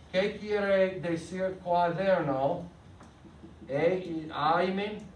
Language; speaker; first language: Spanish; non-native, fluent; English